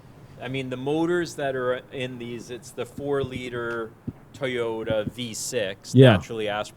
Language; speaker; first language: English; native; English